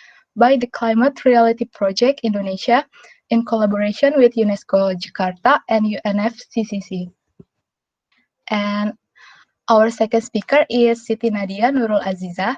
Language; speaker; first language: English; non-native, local second language; Indonesian